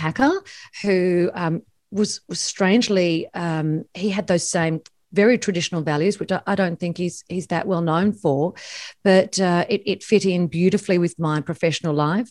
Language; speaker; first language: English; native; English